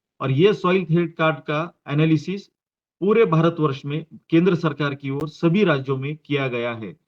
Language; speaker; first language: Hindi; non-native, local second language; Marathi